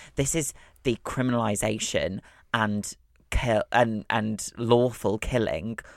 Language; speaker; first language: English; native; English